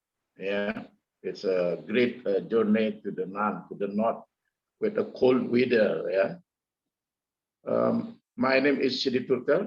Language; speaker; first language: English; non-native, fluent; Indonesian